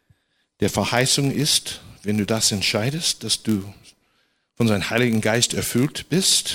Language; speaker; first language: German; non-native, fluent; English